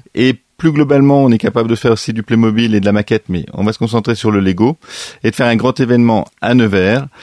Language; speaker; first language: French; native; French